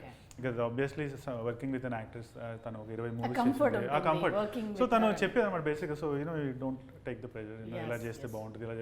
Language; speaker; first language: Telugu; native; Telugu